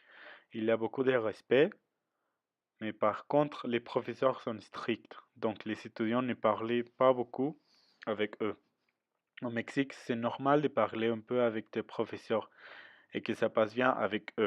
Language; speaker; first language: French; non-native, learner; Spanish